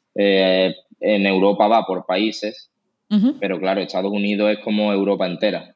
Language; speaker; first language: Spanish; native; Spanish